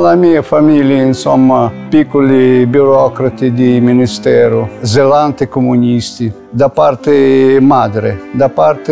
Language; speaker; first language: Italian; non-native, fluent; Russian